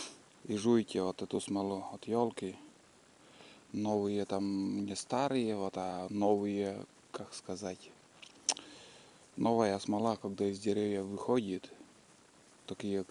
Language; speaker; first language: Russian; native; Russian